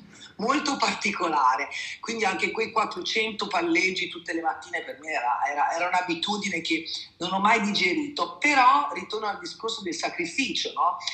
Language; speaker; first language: Italian; native; Italian